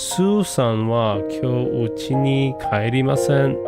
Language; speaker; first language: Japanese; non-native, learner; English